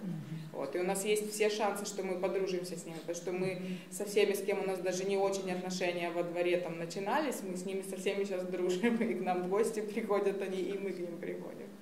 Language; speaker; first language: Russian; native; Russian